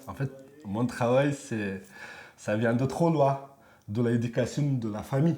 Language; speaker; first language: French; non-native, learner; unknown